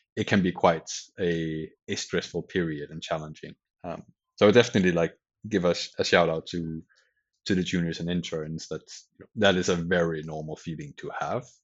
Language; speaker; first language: English; non-native, fluent; Danish